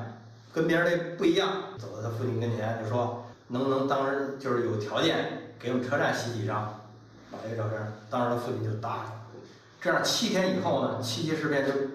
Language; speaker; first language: Chinese; native; Chinese